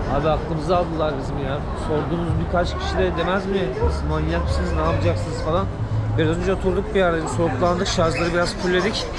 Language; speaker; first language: Turkish; native; Turkish